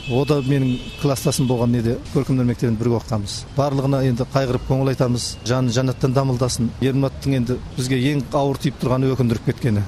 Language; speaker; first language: Kazakh; native; Kazakh